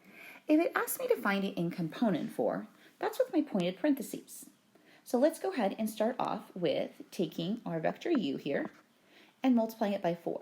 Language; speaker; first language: English; native; English